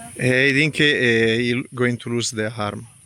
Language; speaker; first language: English; non-native, learner; Italian